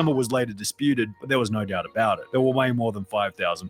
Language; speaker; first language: English; native; English